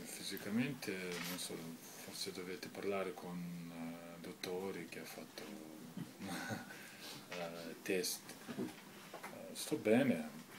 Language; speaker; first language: Italian; non-native, fluent; Lithuanian